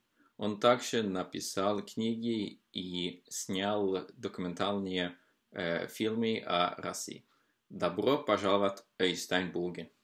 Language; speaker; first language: Russian; non-native, fluent; Norwegian